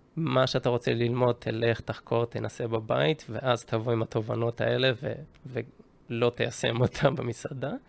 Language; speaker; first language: Hebrew; early bilingual, other home language; Japanese